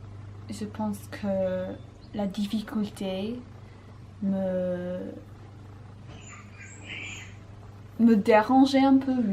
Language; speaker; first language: French; non-native, learner; English